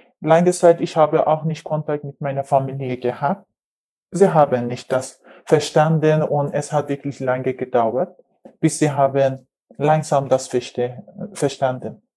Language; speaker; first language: German; non-native, learner; Persian